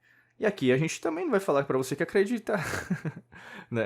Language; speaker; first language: Portuguese; native; Portuguese